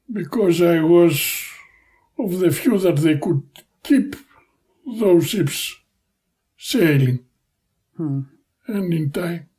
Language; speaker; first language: English; non-native, fluent; Greek